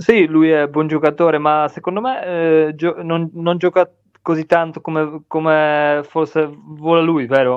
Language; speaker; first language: Italian; non-native, learner; Czech